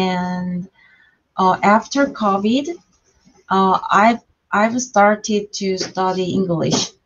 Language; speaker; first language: English; non-native, learner; Korean